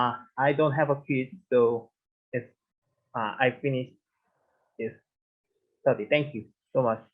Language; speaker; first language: English; non-native, learner; Korean